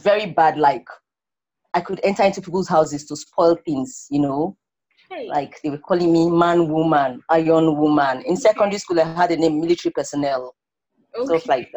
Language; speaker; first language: English; non-native, local second language; Igbo